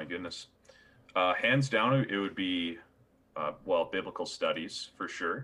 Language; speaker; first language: English; native; English